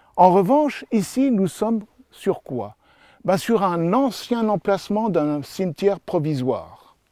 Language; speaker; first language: French; native; French